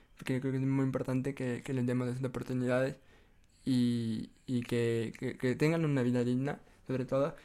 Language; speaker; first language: Spanish; native; Spanish